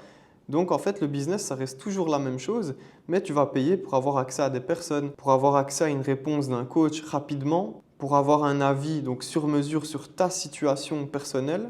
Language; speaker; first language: French; native; French